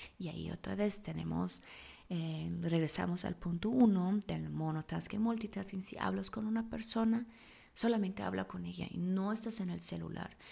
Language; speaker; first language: Spanish; non-native, fluent; German